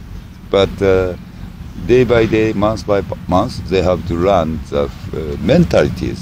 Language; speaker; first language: English; non-native, learner; Japanese